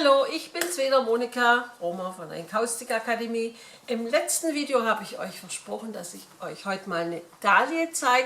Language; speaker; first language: German; native; German